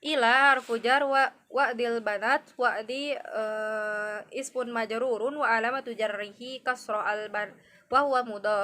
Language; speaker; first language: Arabic; non-native, learner; Indonesian